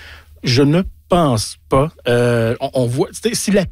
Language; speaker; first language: French; native; French